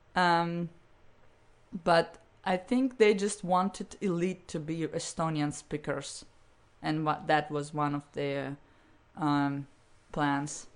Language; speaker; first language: English; non-native, fluent; Russian